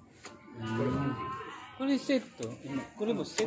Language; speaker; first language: Japanese; non-native, learner; Filipino